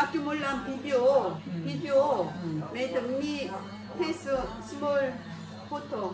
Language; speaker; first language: English; non-native, learner; Korean